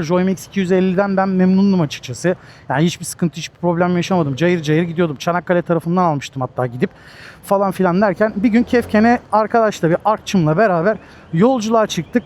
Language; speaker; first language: Turkish; native; Turkish